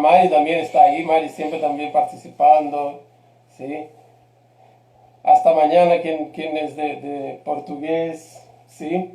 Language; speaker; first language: Spanish; non-native, fluent; Portuguese